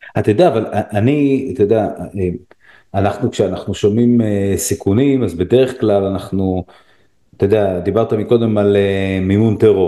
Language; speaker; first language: Hebrew; native; Hebrew